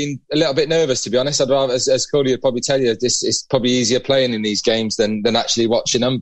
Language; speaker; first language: English; native; English